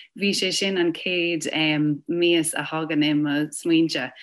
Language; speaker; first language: Irish; non-native, local second language; English